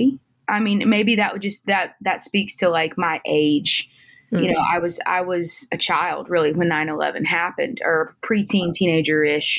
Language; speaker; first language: English; native; English